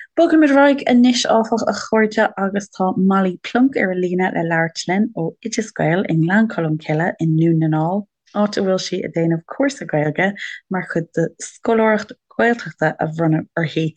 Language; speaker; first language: Irish; native; Irish